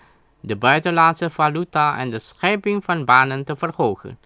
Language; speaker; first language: Dutch; non-native, learner; Indonesian